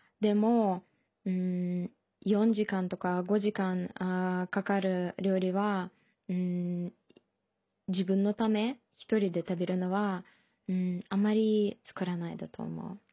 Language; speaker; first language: Japanese; non-native, learner; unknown